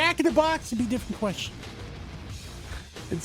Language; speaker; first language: English; native; English